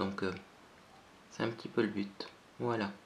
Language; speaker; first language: French; native; French